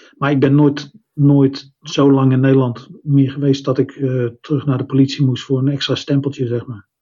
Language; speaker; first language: Dutch; native; Dutch